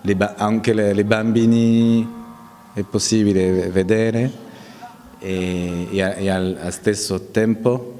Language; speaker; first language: Italian; non-native, learner; French